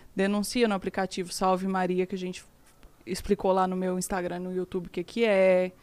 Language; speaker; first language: Portuguese; native; Portuguese